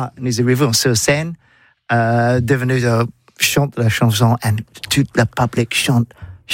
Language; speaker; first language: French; non-native, learner; English